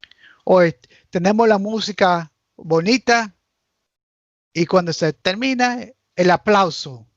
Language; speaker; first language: Spanish; early bilingual, heritage; Spanish